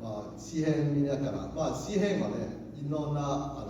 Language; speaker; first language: Japanese; non-native, learner; Cantonese